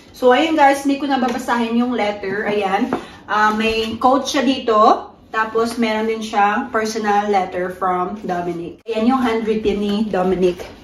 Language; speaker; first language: Filipino; native; Filipino